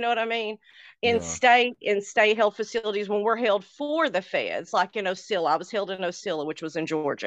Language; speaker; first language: English; native; English